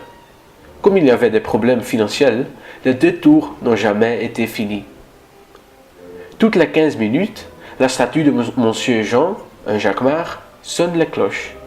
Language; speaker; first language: French; non-native, learner; Dutch